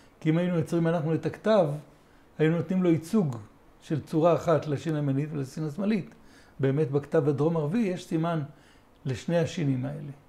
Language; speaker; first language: Hebrew; native; Hebrew